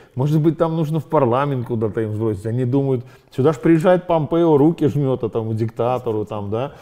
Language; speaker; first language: Russian; native; Russian